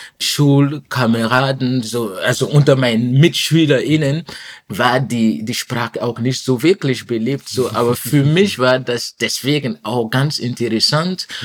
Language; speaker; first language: German; non-native, fluent; French